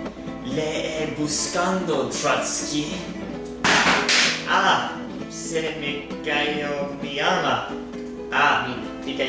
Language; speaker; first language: Spanish; non-native, learner; English